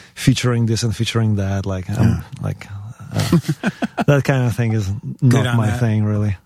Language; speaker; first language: English; non-native, fluent; Russian